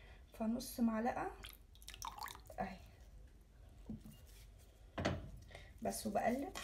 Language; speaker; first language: Arabic; native; Arabic